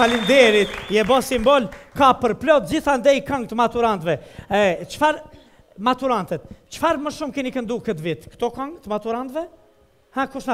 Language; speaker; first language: Albanian; native; Albanian